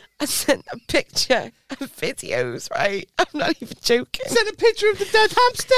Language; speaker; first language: English; native; English